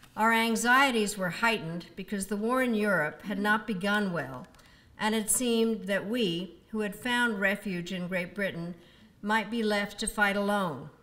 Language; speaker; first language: English; early bilingual, other home language; Czech